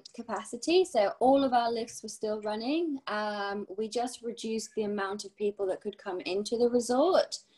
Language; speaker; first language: English; native; English